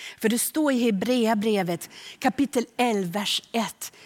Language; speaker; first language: Swedish; non-native, fluent; German